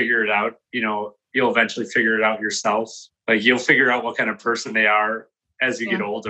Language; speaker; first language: English; native; English